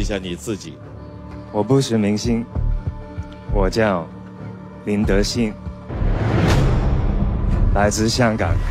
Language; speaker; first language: Chinese; non-native, local second language; Cantonese